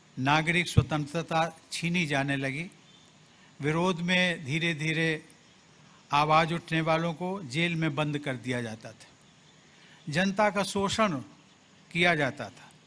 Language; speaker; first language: Hindi; native; Hindi